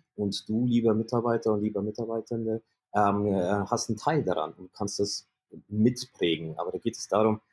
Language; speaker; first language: German; early bilingual, other home language; Polish